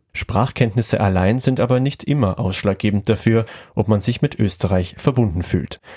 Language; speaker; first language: German; native; German